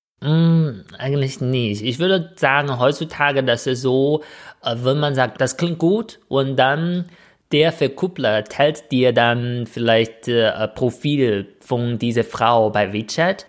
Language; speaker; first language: German; non-native, fluent; Chinese